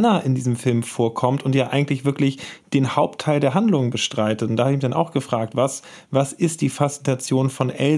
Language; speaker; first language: German; native; German